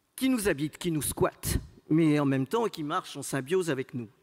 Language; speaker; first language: French; native; French